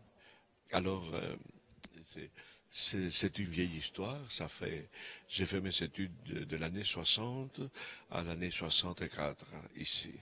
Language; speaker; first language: French; non-native, fluent; Spanish